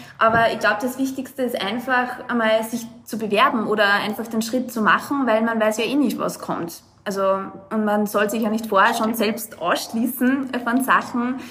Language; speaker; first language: German; native; German